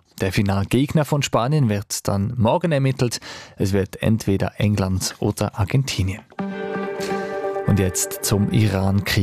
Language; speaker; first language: German; native; German